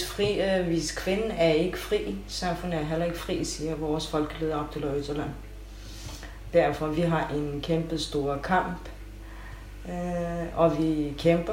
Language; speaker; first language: Danish; non-native, fluent; Kurdish